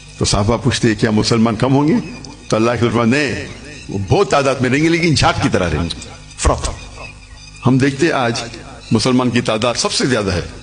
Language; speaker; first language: Urdu; non-native, local second language; Hindi